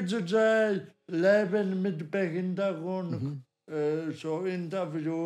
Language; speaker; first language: German; non-native, learner; Polish